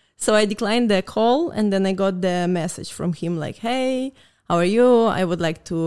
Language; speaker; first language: English; non-native, fluent; Russian